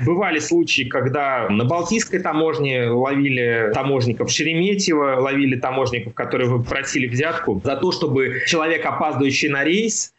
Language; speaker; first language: Russian; native; Russian